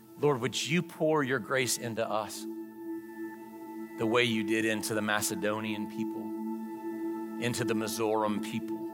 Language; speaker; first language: English; native; English